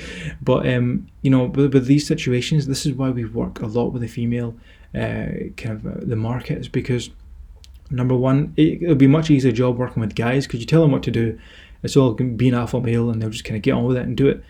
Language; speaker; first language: English; native; English